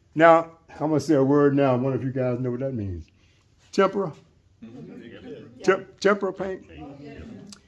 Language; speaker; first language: English; native; English